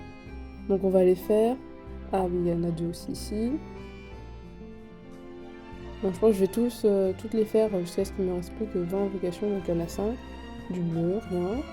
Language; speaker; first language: French; native; French